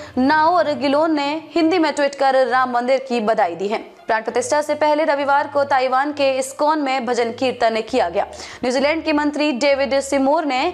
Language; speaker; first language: Hindi; native; Hindi